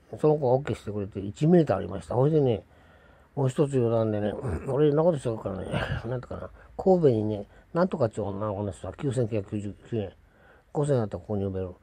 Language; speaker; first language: Japanese; native; Japanese